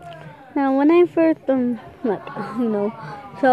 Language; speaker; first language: English; native; English